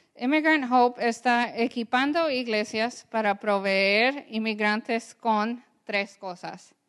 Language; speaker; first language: Spanish; early bilingual, other home language; English